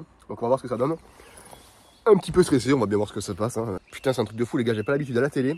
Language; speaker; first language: French; native; French